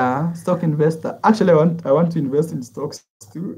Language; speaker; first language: English; non-native, fluent; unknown